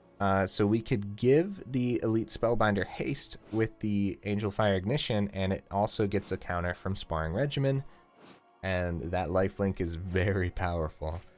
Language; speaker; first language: English; native; English